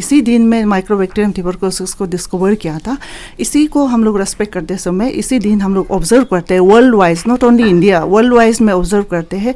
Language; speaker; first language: Hindi; non-native, local second language; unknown